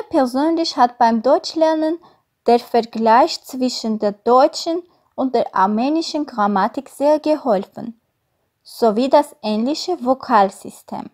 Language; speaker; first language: German; non-native, fluent; Armenian